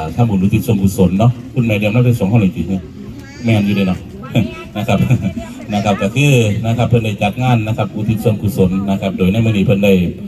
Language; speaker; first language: Thai; native; Thai